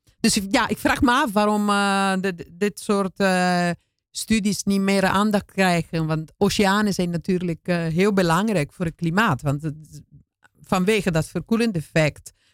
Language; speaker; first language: Dutch; non-native, fluent; Italian